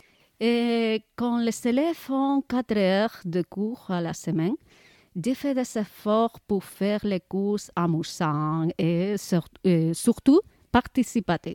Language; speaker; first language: French; non-native, learner; Spanish